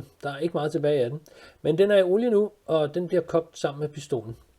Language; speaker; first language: Danish; native; Danish